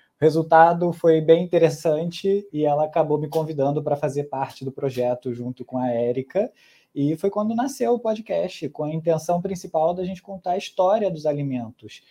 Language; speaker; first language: Portuguese; early bilingual, other home language; Spanish